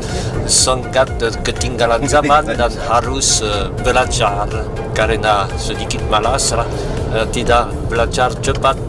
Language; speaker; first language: Indonesian; non-native, fluent; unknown